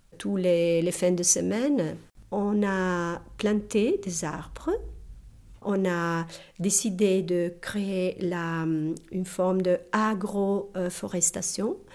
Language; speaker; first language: French; non-native, fluent; Italian